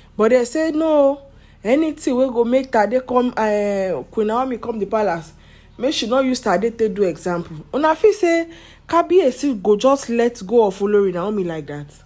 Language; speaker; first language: Nigerian Pidgin; non-native, local second language; Yoruba